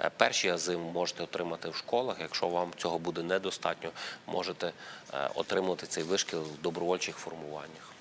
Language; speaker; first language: Ukrainian; native; Ukrainian